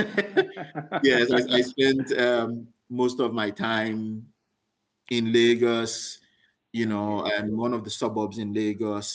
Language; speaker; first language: English; non-native, local second language; Yoruba